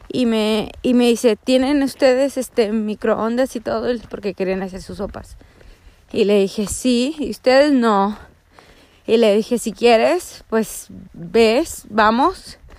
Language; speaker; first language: Spanish; native; Spanish